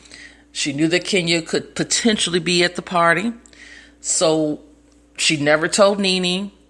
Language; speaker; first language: English; native; English